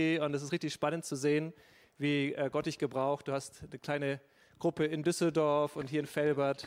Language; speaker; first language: German; native; German